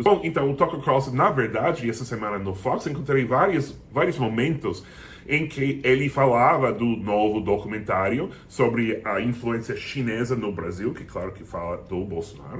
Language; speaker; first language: Portuguese; non-native, fluent; English